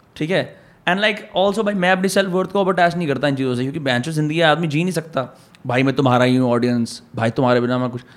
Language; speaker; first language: Hindi; native; Hindi